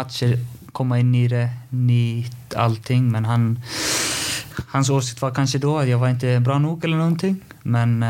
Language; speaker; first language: Swedish; non-native, fluent; Icelandic